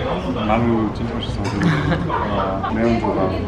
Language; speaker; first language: Korean; non-native, learner; English